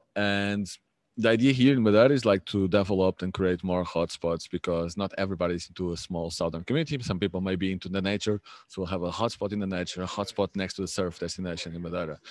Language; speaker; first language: English; non-native, fluent; Portuguese